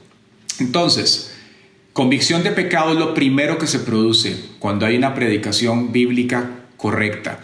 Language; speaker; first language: Spanish; native; Spanish